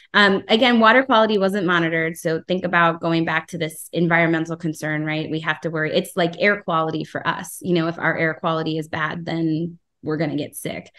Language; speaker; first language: English; native; English